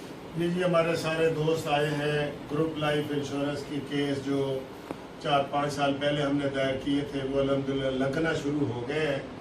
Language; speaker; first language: Hindi; non-native, local second language; Punjabi